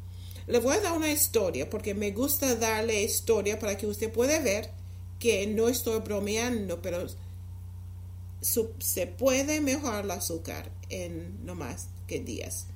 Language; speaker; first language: Spanish; non-native, fluent; English